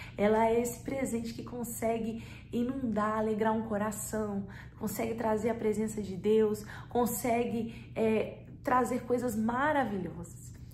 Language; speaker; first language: Portuguese; native; Portuguese